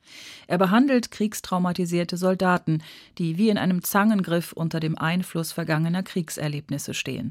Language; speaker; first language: German; native; German